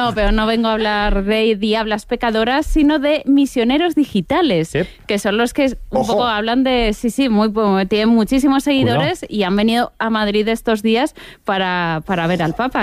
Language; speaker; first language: Spanish; native; Spanish